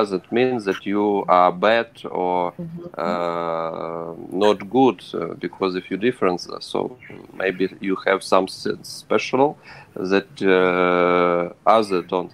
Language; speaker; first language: English; non-native, learner; Ukrainian